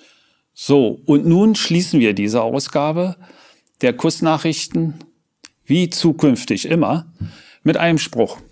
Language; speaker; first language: German; native; German